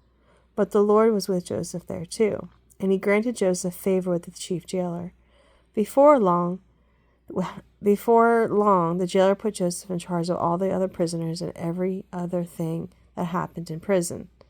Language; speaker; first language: English; native; English